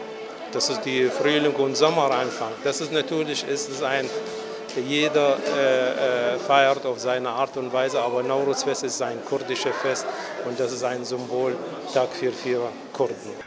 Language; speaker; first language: German; non-native, fluent; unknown